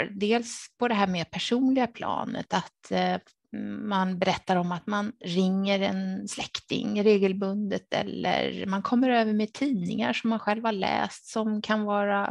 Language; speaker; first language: Swedish; native; Swedish